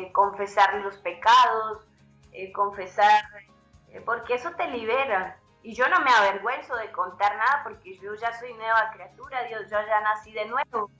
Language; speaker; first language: Spanish; native; Spanish